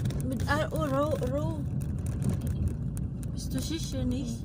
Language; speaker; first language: German; non-native, learner; Filipino